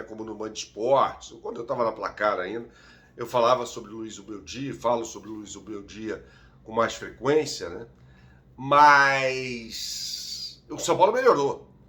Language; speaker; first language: Portuguese; native; Portuguese